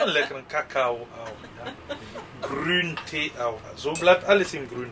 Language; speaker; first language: German; non-native, fluent; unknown